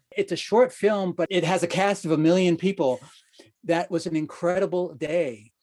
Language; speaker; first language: English; native; English